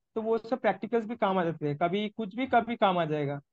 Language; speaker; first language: Hindi; non-native, local second language; Bangla